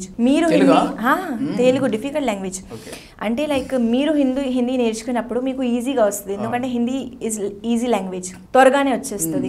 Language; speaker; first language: Telugu; non-native, learner; Hindi